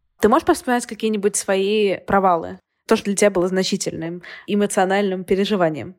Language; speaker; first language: Russian; native; Russian